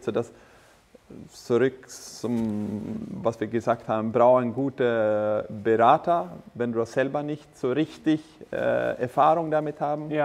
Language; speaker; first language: German; non-native, fluent; Swedish